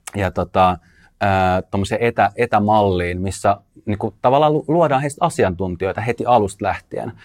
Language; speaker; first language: Finnish; early bilingual, other home language; Russian